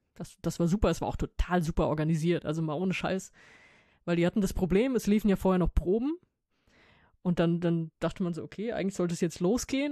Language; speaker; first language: German; native; German